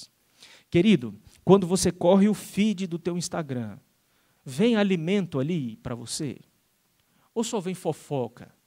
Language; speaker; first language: Portuguese; native; Portuguese